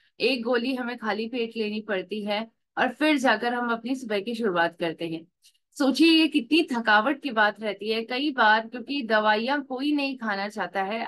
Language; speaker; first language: Hindi; native; Hindi